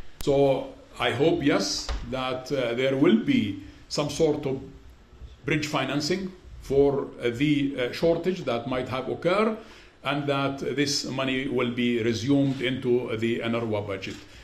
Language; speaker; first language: English; non-native, fluent; Arabic